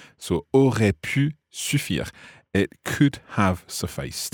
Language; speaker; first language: English; native; English